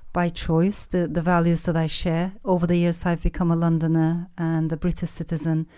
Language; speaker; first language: English; non-native, fluent; Turkish